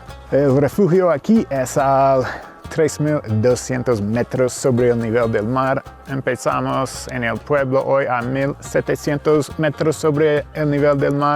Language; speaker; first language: Spanish; non-native, fluent; English